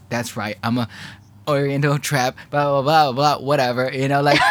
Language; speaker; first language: English; early bilingual, other home language; Chinese